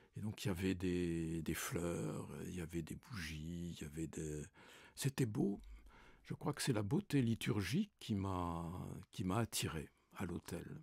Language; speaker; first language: French; native; French